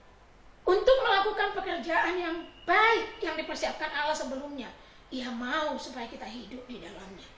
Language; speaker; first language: Indonesian; native; Indonesian